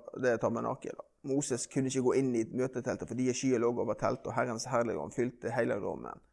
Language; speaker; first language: Norwegian; native; Norwegian